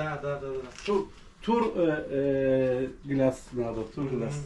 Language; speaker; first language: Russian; non-native, learner; Turkish